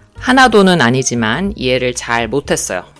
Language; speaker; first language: Korean; non-native, learner; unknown